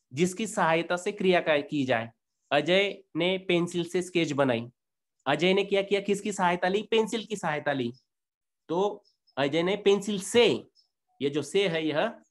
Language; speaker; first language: Hindi; non-native, local second language; Marathi